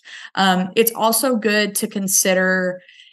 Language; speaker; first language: English; native; English